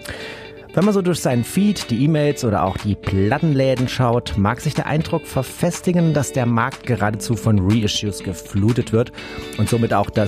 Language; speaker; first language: German; native; German